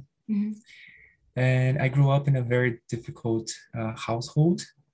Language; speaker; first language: English; non-native, fluent; Portuguese